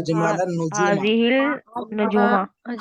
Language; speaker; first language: Arabic; non-native, learner; Urdu